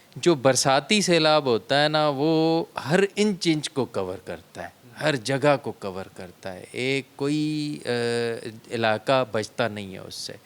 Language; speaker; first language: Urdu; non-native, local second language; Sindhi